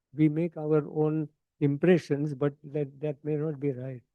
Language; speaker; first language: English; non-native, local second language; Marathi